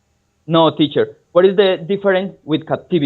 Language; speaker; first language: English; non-native, learner; Spanish